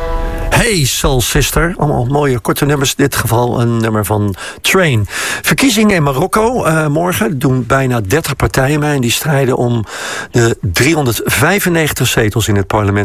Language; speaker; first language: Dutch; native; Dutch